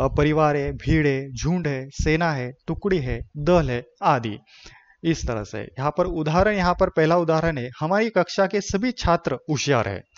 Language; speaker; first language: Hindi; non-native, local second language; Marathi